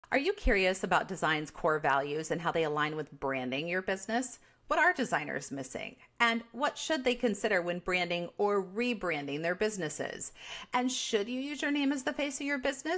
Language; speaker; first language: English; native; English